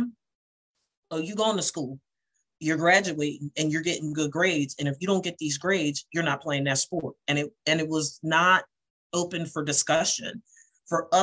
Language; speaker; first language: English; native; English